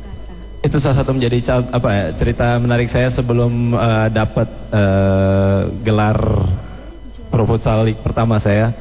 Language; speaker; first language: Indonesian; native; Indonesian